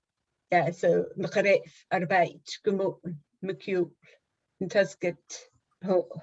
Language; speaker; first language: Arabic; non-native, fluent; English